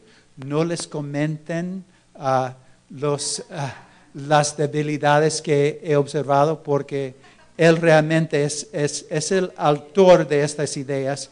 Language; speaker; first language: Spanish; non-native, fluent; English